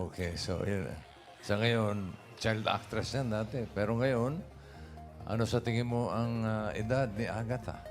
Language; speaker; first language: Filipino; native; Filipino